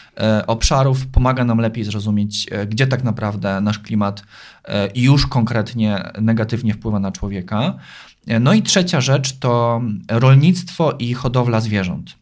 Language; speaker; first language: Polish; native; Polish